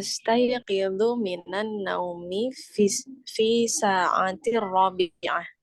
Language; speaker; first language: Arabic; non-native, learner; Indonesian